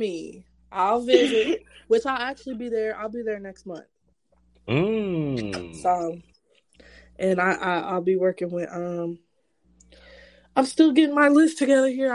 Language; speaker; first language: English; native; English